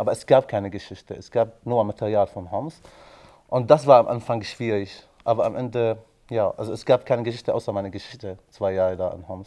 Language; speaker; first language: German; non-native, fluent; Arabic